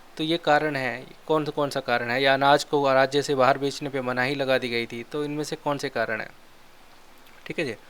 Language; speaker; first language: Hindi; non-native, local second language; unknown